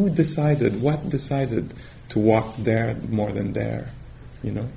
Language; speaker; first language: English; non-native, fluent; French